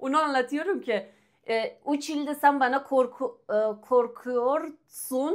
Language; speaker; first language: Turkish; non-native, learner; Persian